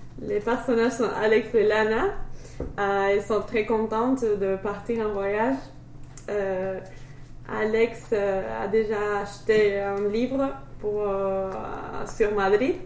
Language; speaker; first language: French; non-native, fluent; English